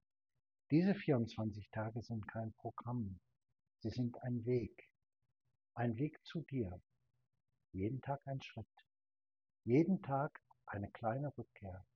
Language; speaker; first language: German; native; German